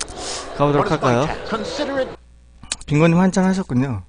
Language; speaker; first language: Korean; native; Korean